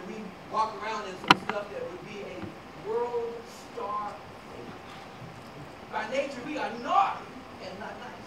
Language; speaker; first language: English; native; English